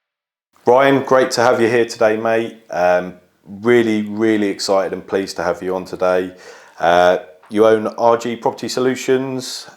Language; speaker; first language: English; native; English